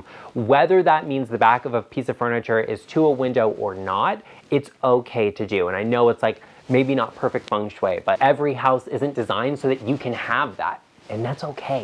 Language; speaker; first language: English; native; English